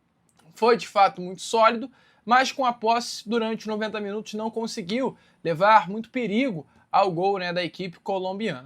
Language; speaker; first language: Portuguese; native; Portuguese